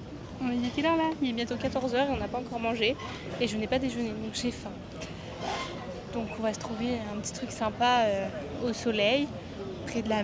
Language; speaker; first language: French; native; French